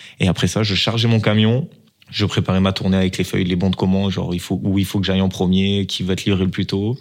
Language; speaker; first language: French; native; French